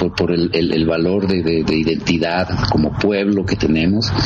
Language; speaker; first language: Spanish; native; Spanish